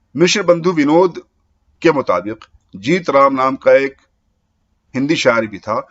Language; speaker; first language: Urdu; native; Urdu